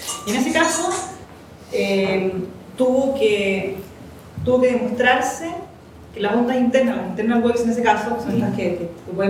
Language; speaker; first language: Spanish; native; Spanish